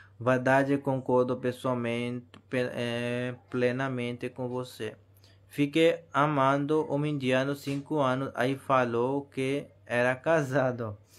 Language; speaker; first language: Portuguese; non-native, learner; Hindi